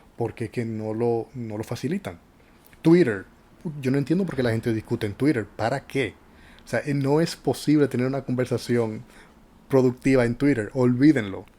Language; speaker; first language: Spanish; native; Spanish